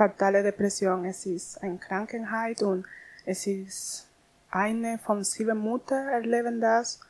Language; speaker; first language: German; non-native, learner; Spanish